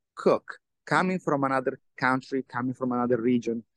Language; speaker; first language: English; non-native, fluent; Italian